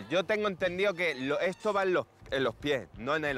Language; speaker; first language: Spanish; native; Spanish